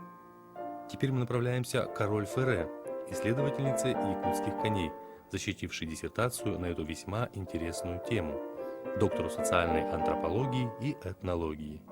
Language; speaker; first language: Russian; native; Russian